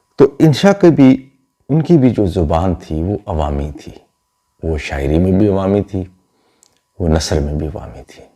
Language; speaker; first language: Urdu; non-native, local second language; Punjabi